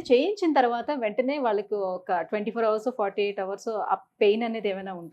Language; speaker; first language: Telugu; native; Telugu